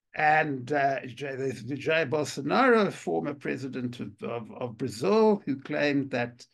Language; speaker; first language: English; native; English